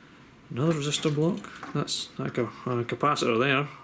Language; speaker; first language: English; native; English